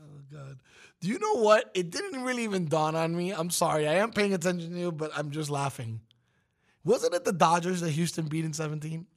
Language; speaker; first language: English; early bilingual, other home language; Spanish